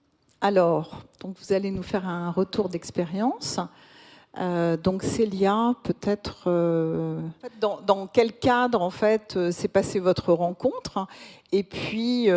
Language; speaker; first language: French; native; French